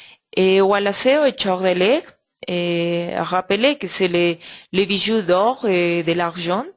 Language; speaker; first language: French; non-native, learner; Spanish